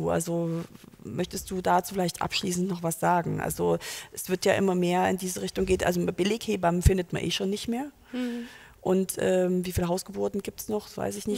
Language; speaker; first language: German; native; German